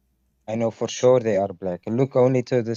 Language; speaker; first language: English; non-native, fluent; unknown